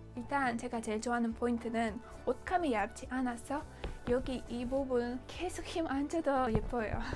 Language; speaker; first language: Korean; non-native, fluent; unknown